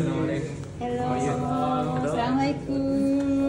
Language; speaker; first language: Indonesian; non-native, learner; Turkish